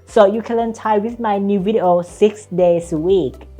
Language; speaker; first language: English; non-native, fluent; Thai